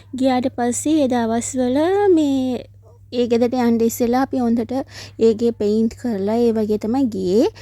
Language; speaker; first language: Sinhala; non-native, local second language; Tamil